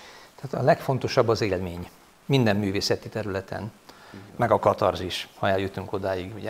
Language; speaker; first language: Hungarian; native; Hungarian